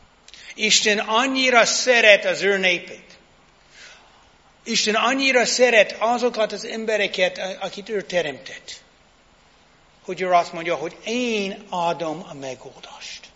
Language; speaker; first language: Hungarian; non-native, fluent; English